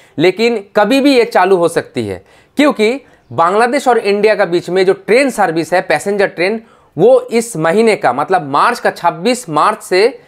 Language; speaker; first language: Hindi; non-native, fluent; Bangla